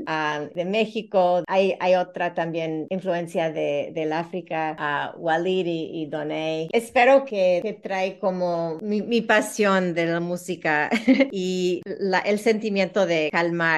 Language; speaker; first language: Spanish; early bilingual, heritage; Spanish